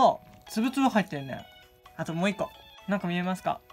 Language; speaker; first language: Japanese; native; Japanese